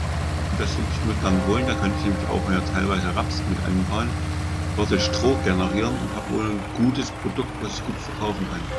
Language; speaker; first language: German; native; German